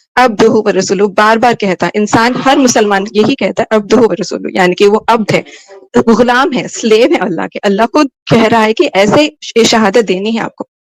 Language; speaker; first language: Urdu; native; Urdu